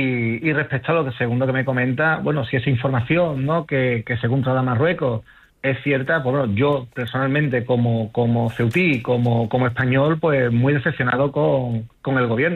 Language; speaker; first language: Spanish; native; Spanish